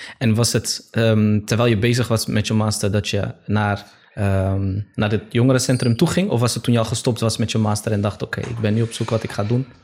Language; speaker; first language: Dutch; early bilingual, other home language; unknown